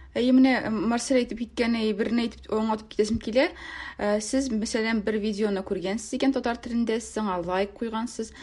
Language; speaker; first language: Tatar; native; Tatar